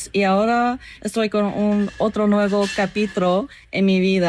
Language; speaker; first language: Spanish; non-native, learner; English